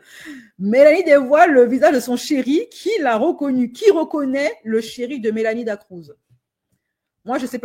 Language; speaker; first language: French; native; French